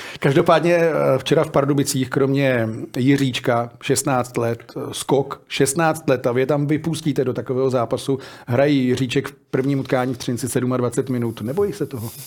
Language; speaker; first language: Czech; native; Czech